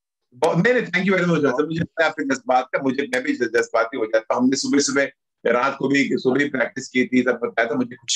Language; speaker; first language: Hindi; native; Hindi